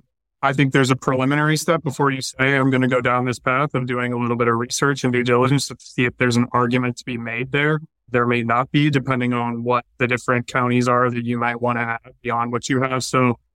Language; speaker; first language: English; native; English